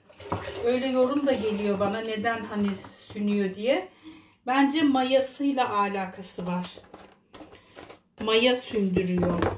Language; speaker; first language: Turkish; native; Turkish